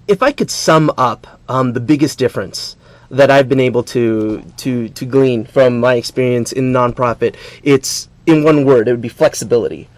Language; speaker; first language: English; native; English